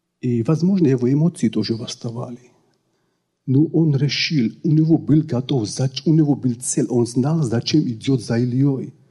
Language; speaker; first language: Russian; non-native, local second language; Georgian